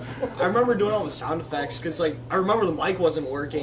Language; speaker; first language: English; native; English